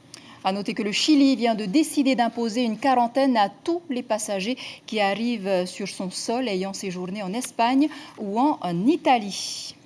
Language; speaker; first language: French; native; French